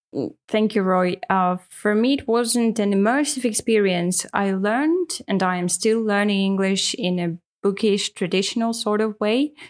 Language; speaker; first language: English; non-native, fluent; Russian